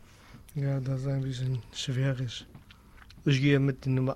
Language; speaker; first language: German; non-native, learner; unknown